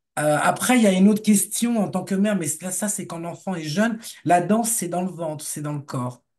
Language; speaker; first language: French; native; French